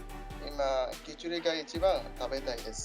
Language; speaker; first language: Japanese; non-native, learner; Bangla